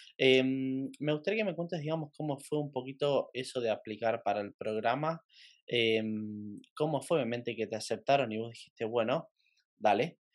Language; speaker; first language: Spanish; native; Spanish